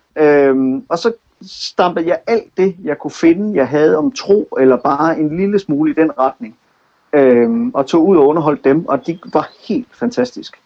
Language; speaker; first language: Danish; native; Danish